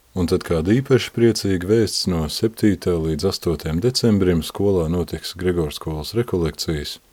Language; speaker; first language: Latvian; native; Latvian